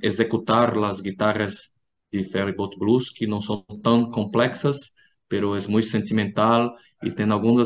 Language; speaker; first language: Spanish; non-native, fluent; Portuguese